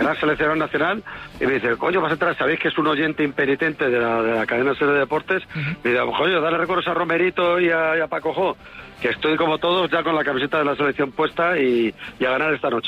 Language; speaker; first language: Spanish; native; Spanish